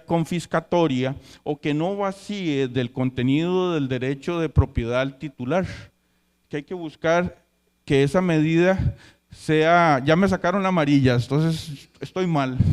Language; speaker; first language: Spanish; native; Spanish